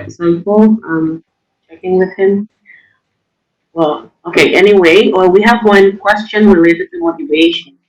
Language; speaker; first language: English; non-native, fluent; Indonesian